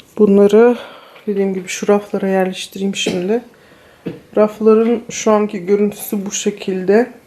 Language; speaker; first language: Turkish; early bilingual, other home language; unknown